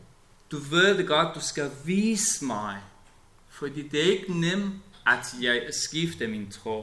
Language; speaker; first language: Danish; non-native, learner; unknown